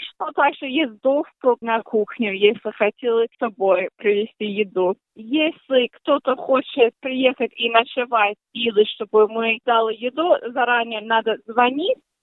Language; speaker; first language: Russian; early bilingual, heritage; Russian